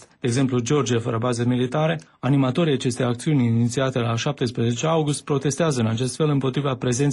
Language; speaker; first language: Romanian; native; Romanian